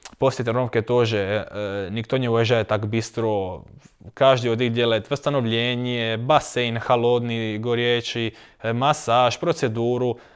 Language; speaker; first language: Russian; non-native, learner; Croatian